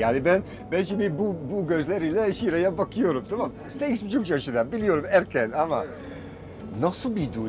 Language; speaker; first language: Turkish; non-native, fluent; Dutch